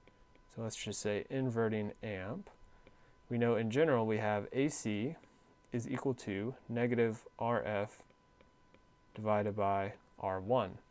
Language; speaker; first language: English; native; English